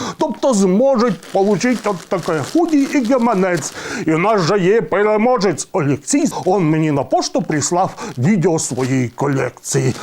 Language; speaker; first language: Ukrainian; non-native, local second language; Russian